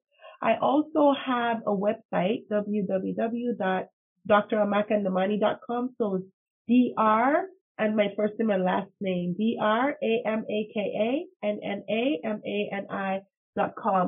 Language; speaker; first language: English; non-native, local second language; Igbo